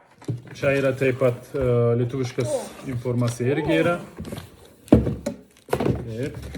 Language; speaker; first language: Lithuanian; non-native, learner; Turkish